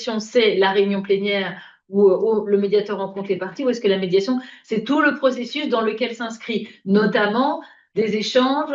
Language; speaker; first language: French; native; French